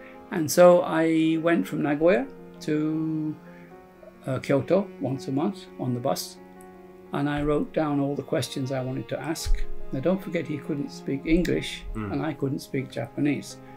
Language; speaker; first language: English; native; English